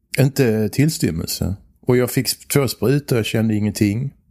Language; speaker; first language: Swedish; native; Swedish